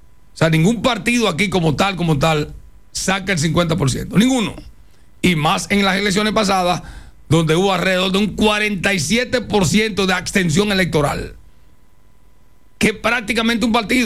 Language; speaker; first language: Spanish; native; Spanish